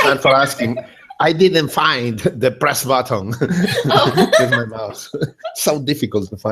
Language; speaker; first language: English; non-native, learner; Spanish